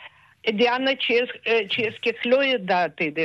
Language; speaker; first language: Hebrew; non-native, fluent; Russian